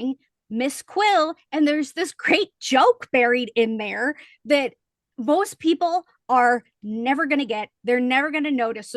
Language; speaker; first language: English; native; English